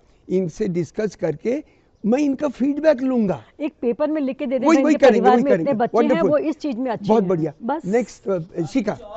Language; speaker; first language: Hindi; native; Hindi